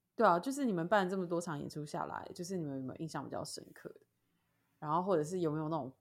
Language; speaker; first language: Chinese; native; Chinese